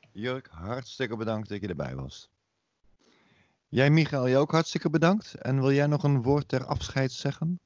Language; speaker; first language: Dutch; native; Dutch